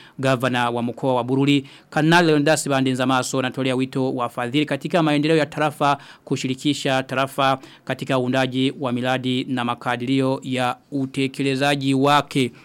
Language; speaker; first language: Swahili; non-native, local second language; Rundi